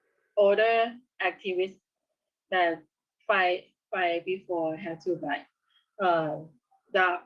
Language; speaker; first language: English; non-native, learner; Thai